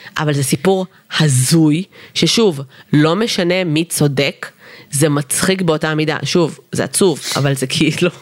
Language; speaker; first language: Hebrew; early bilingual, other home language; Russian